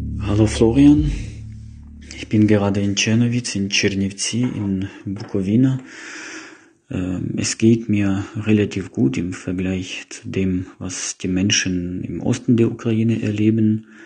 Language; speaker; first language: German; non-native, fluent; Ukrainian